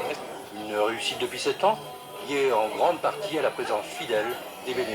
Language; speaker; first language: French; native; French